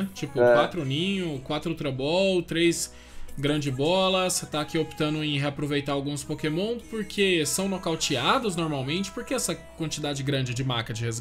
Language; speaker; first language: Portuguese; native; Portuguese